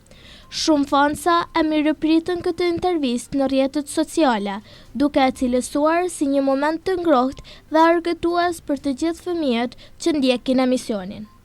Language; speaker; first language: Albanian; native; Albanian